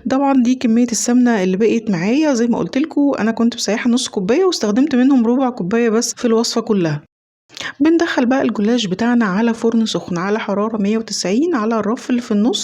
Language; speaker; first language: Arabic; native; Arabic